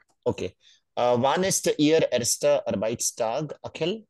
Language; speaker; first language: German; non-native, fluent; Hindi